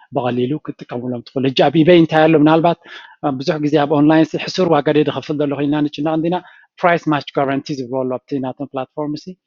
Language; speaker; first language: Tigrinya; native; Tigrinya